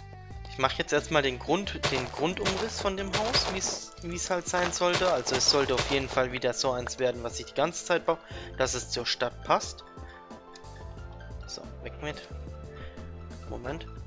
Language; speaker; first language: German; native; German